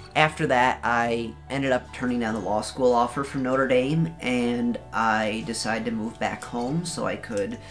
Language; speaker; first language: English; native; English